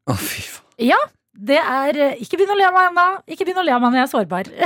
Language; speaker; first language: Norwegian; native; Norwegian